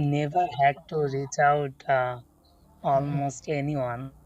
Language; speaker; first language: English; non-native, learner; Bangla